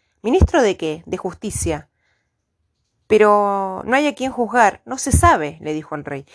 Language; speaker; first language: Spanish; native; Spanish